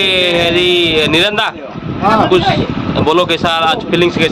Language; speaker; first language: Hindi; non-native, local second language; Assamese